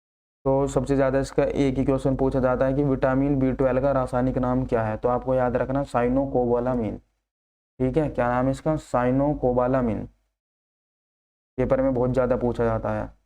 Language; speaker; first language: Hindi; native; Hindi